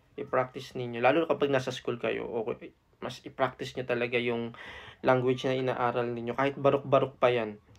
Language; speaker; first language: Filipino; native; Filipino